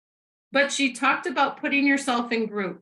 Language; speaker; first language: English; native; English